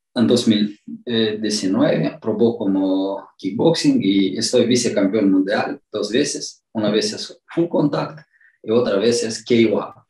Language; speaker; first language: Spanish; non-native, learner; Romanian